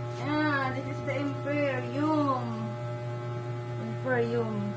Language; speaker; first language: English; non-native, local second language; Filipino